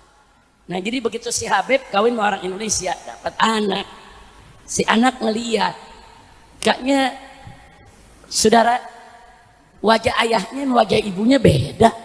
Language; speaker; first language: Indonesian; native; Indonesian